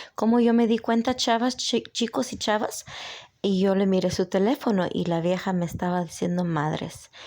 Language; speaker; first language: Spanish; early bilingual, heritage; Spanish